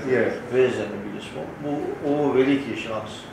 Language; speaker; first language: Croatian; early bilingual, heritage; Turkish